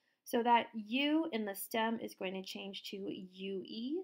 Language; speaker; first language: English; native; English